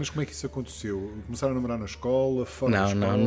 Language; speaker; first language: Portuguese; native; Portuguese